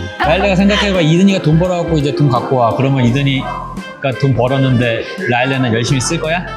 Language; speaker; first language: Korean; native; Korean